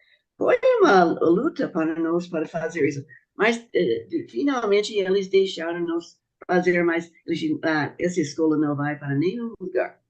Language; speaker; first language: Portuguese; non-native, fluent; English